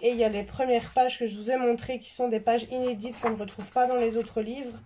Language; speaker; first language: French; native; French